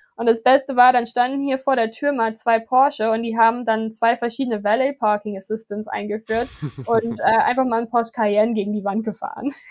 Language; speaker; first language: German; non-native, fluent; English